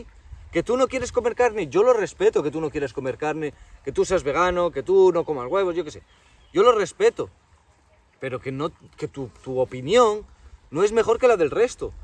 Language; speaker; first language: Spanish; native; Spanish